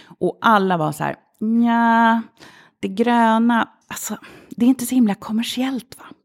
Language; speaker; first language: Swedish; early bilingual, other home language; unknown